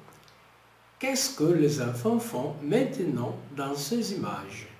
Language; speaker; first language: French; non-native, fluent; Portuguese